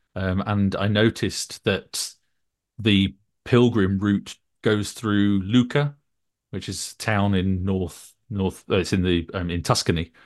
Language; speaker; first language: English; native; English